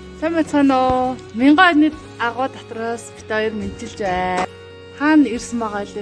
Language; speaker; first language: Mongolian; native; Mongolian